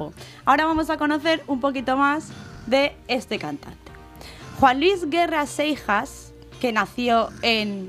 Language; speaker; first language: Spanish; native; Spanish